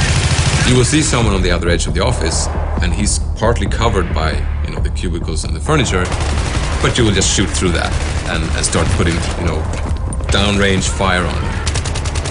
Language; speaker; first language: English; non-native, fluent; Swedish